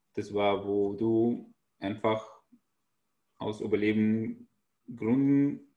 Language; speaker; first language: German; non-native, fluent; Arabic